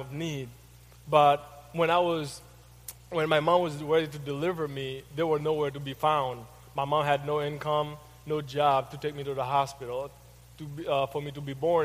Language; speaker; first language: English; non-native, fluent; Haitian Creole